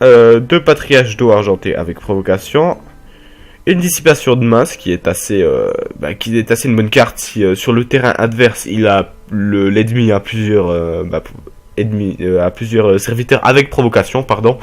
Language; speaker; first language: French; native; French